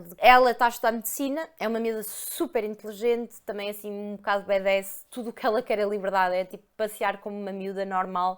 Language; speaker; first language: Portuguese; native; Portuguese